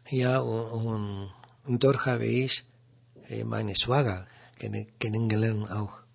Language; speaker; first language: German; non-native, learner; Spanish